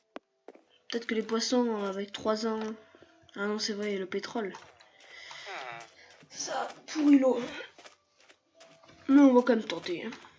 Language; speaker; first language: French; native; French